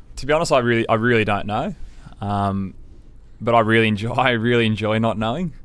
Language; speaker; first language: English; native; English